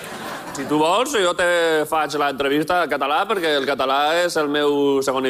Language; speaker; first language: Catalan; non-native, learner; Spanish